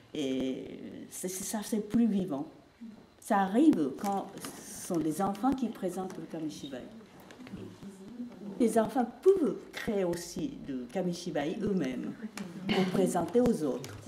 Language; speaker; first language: French; non-native, fluent; Japanese